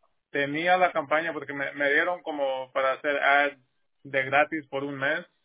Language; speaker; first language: Spanish; native; Spanish